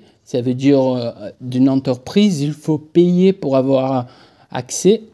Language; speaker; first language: French; non-native, fluent; Portuguese